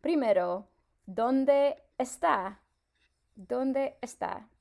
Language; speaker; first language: Spanish; non-native, fluent; English